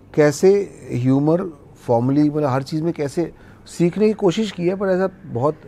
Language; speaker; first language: Hindi; native; Hindi